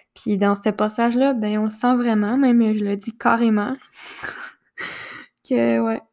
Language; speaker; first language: French; native; French